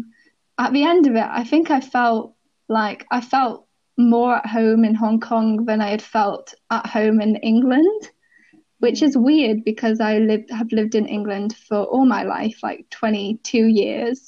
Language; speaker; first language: English; native; English